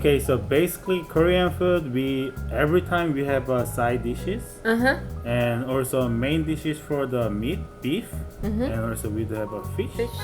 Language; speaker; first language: English; non-native, fluent; Korean